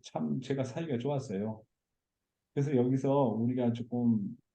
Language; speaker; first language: Korean; native; Korean